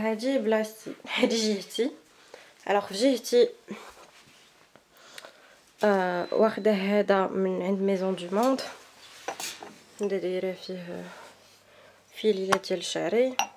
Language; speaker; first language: Arabic; early bilingual, heritage; Arabic